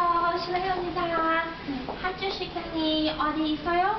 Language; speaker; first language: Korean; non-native, learner; English